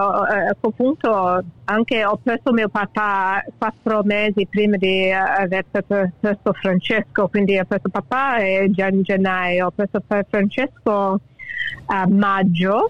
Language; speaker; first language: Italian; early bilingual, heritage; English